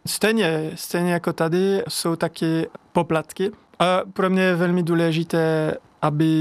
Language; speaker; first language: Czech; non-native, learner; French